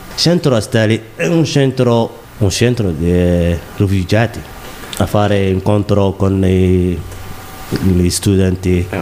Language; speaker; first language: Italian; non-native, learner; Somali